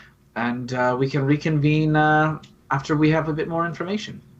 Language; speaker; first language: English; native; English